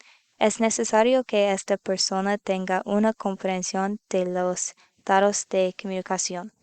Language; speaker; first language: Spanish; non-native, learner; English